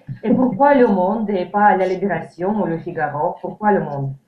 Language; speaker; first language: French; non-native, learner; Russian